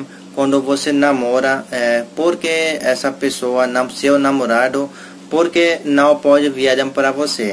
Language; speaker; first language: Portuguese; non-native, learner; Hindi